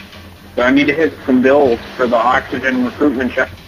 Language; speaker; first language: English; native; English